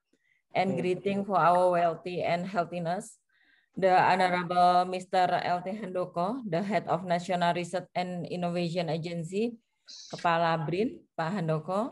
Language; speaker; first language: English; non-native, learner; Indonesian